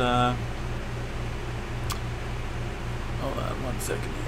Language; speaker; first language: English; native; English